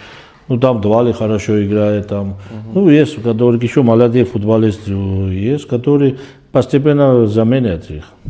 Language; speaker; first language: Russian; non-native, fluent; Georgian